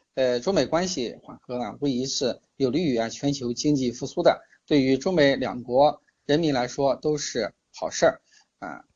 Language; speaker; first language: Chinese; native; Chinese